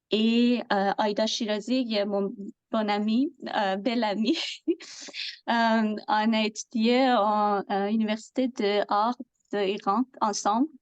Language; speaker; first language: French; non-native, learner; Persian